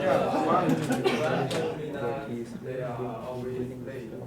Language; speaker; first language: English; non-native, learner; Chinese